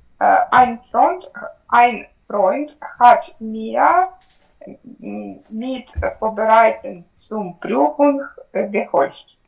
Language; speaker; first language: German; non-native, learner; Ukrainian